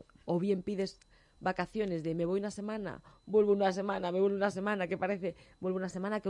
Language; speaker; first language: Spanish; native; Spanish